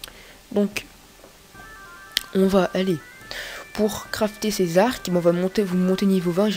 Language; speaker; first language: French; native; French